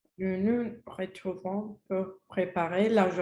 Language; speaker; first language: French; non-native, learner; Spanish